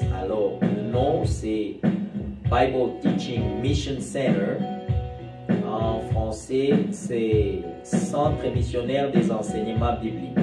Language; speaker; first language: French; non-native, local second language; Lingala